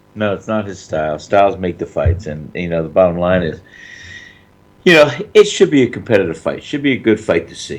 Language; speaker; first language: English; native; English